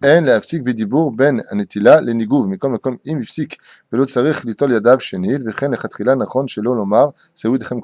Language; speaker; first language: Hebrew; non-native, fluent; French